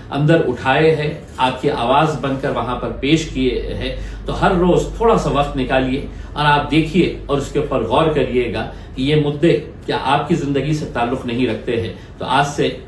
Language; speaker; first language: Urdu; native; Urdu